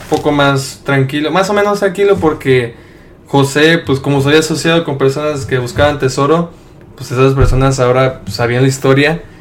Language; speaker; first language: Spanish; early bilingual, heritage; Spanish